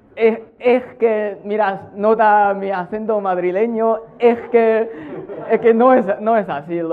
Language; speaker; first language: Spanish; non-native, fluent; Chinese